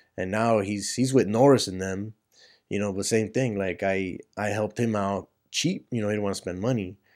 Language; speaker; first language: English; native; English